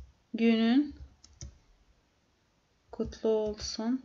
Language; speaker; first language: Turkish; non-native, fluent; Arabic